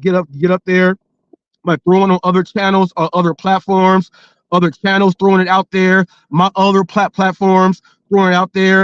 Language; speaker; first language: English; native; English